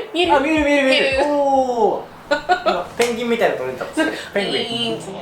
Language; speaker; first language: Japanese; native; Japanese